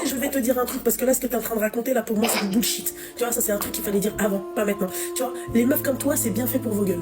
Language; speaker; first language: French; native; French